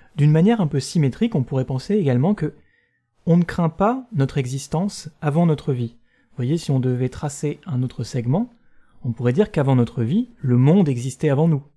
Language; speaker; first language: French; native; French